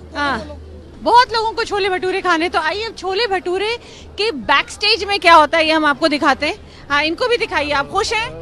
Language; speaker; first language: Hindi; native; Hindi